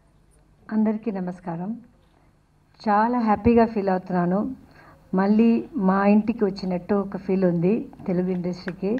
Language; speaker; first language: Telugu; non-native, fluent; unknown